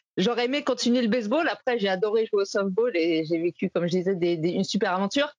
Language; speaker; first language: French; native; French